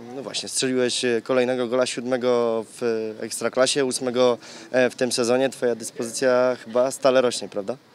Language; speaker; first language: Polish; native; Polish